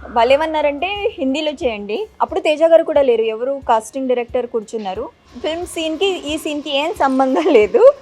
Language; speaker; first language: Telugu; non-native, fluent; Marathi